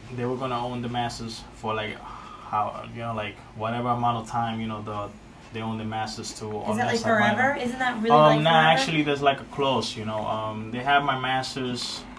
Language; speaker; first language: English; native; English